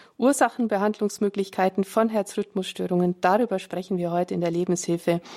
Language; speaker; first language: German; native; German